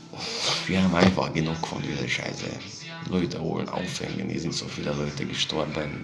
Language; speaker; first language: German; non-native, fluent; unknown